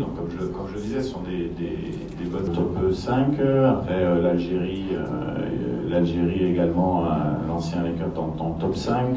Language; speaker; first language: French; native; French